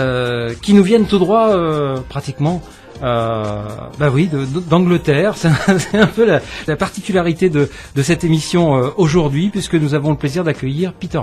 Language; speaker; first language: French; native; French